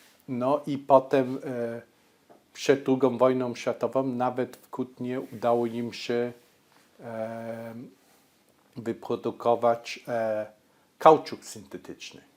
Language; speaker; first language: Polish; early bilingual, heritage; Polish